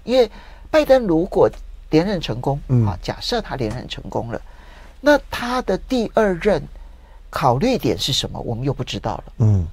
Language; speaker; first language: Chinese; native; Chinese